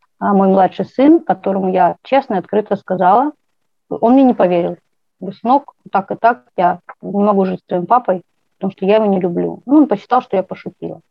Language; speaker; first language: Russian; native; Russian